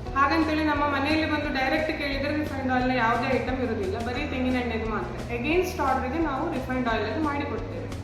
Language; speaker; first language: Kannada; non-native, local second language; Malayalam